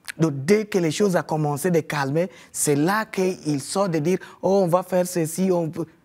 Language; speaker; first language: French; non-native, fluent; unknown